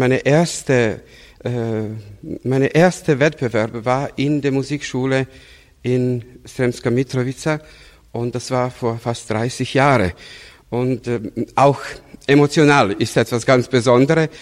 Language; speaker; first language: German; non-native, fluent; Serbian